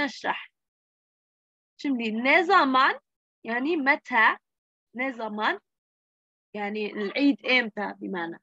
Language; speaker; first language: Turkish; non-native, fluent; Arabic